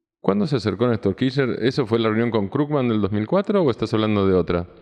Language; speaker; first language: Spanish; native; Spanish